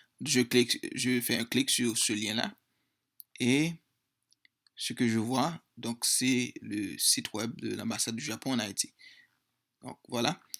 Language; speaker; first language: French; non-native, local second language; Haitian Creole